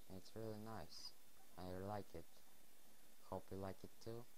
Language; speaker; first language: English; non-native, learner; Bulgarian